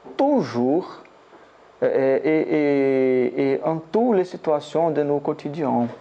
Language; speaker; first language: French; non-native, learner; Portuguese